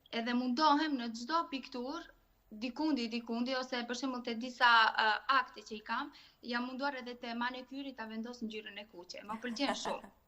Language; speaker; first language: Albanian; native; Albanian